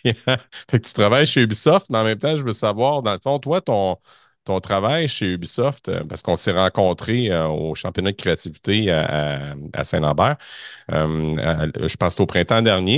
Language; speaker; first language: French; native; French